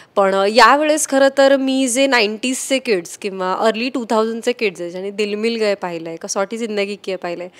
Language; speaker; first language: Hindi; non-native, local second language; Marathi